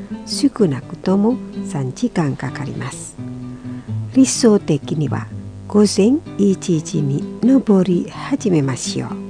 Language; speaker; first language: Japanese; non-native, fluent; Indonesian